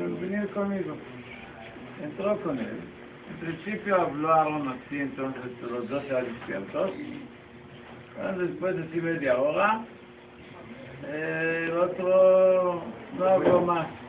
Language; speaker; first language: Portuguese; non-native, learner; Spanish